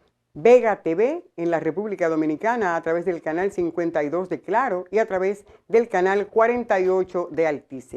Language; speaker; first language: Spanish; native; Spanish